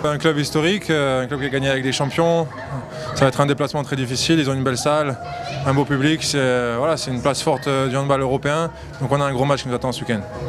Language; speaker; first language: French; native; French